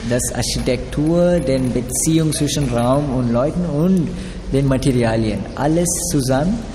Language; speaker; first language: German; non-native, learner; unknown